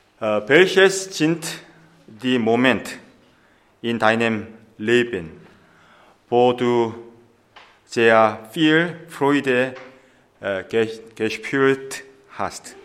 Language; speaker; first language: German; non-native, fluent; Korean